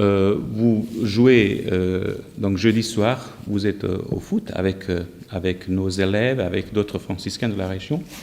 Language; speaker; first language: French; non-native, fluent; Croatian